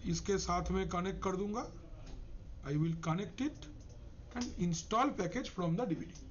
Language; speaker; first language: Hindi; non-native, local second language; Bangla